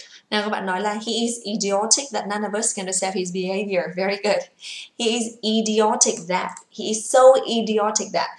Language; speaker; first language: English; non-native, fluent; Vietnamese